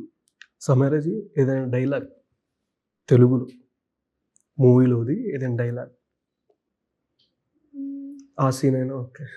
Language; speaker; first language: Telugu; native; Telugu